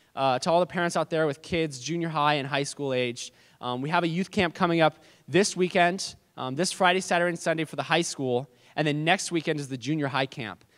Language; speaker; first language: English; native; English